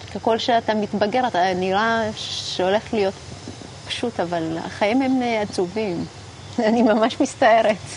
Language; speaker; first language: Hebrew; non-native, fluent; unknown